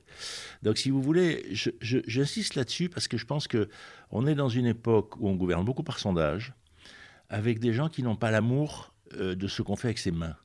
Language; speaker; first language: French; native; French